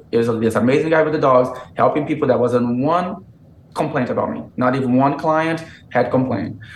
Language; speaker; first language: English; non-native, fluent; Portuguese